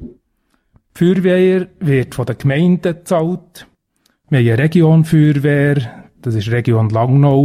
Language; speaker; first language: German; native; German